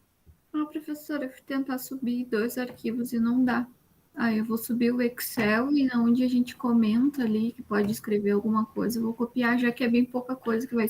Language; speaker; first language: Portuguese; native; Portuguese